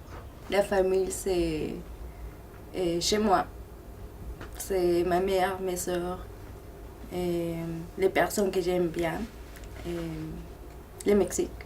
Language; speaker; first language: French; non-native, fluent; Spanish